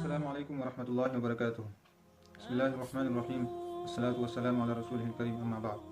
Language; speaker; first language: Arabic; non-native, fluent; Pashto